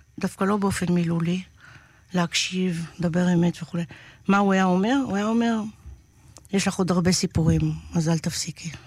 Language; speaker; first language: Hebrew; native; Hebrew